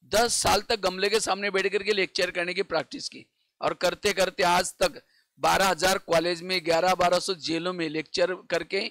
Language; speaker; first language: Hindi; non-native, local second language; Marathi